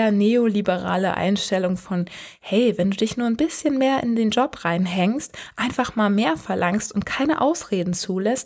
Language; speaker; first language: German; native; German